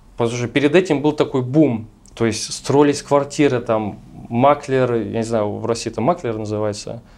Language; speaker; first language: Russian; native; Russian